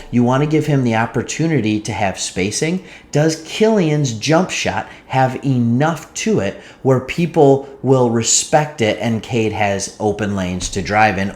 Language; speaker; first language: English; native; English